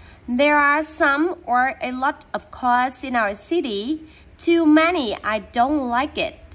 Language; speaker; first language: English; non-native, fluent; Vietnamese